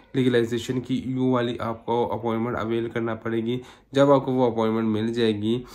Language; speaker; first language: Urdu; non-native, local second language; Punjabi